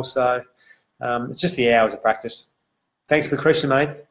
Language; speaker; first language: English; native; English